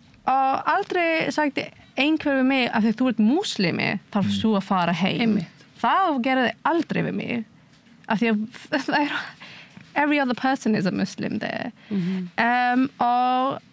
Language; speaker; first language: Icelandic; non-native, learner; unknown